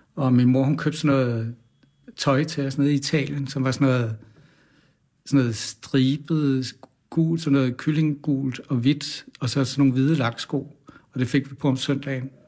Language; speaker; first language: Danish; native; Danish